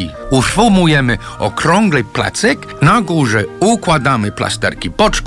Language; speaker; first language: Polish; non-native, learner; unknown